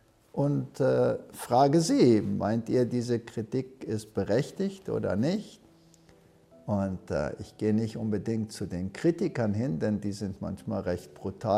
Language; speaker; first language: German; early bilingual, heritage; German